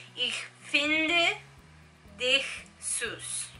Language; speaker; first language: German; non-native, learner; English